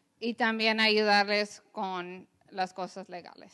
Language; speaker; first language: Spanish; early bilingual, other home language; English